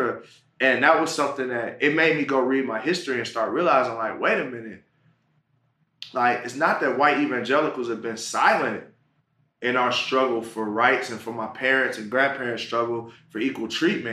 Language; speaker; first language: English; native; English